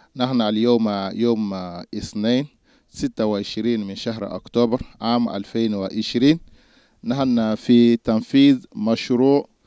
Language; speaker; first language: Arabic; non-native, fluent; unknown